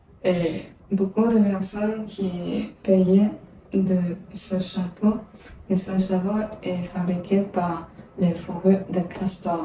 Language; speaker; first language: French; non-native, learner; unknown